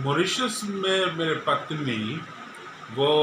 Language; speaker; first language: Hindi; non-native, learner; English